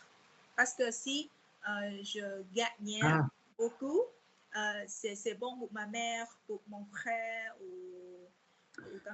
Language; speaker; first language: French; non-native, fluent; Vietnamese